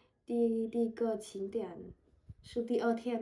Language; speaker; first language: Chinese; non-native, learner; Vietnamese